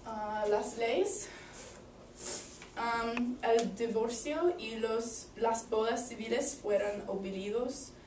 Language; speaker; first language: Spanish; non-native, learner; English